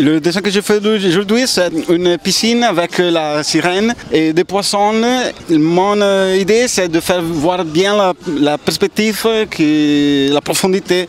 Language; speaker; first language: French; non-native, learner; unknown